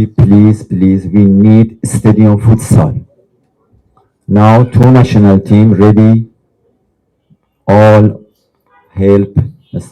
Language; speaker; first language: English; non-native, learner; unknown